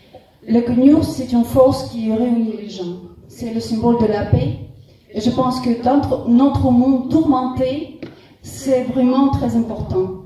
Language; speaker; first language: French; non-native, fluent; Russian